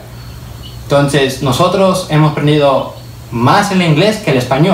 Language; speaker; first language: Spanish; early bilingual, heritage; Spanish